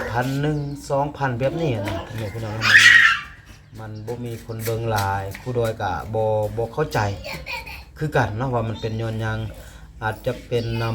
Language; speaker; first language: Thai; non-native, local second language; Lao